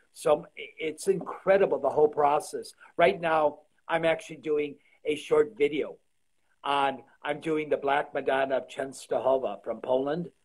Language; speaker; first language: English; early bilingual, other home language; Polish